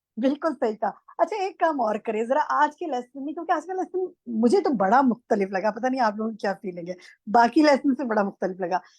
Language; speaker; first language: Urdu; native; Urdu